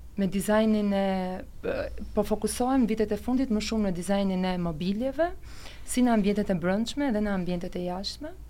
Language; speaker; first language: Albanian; native; Albanian